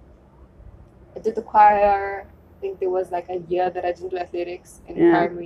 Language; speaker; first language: English; non-native, local second language; German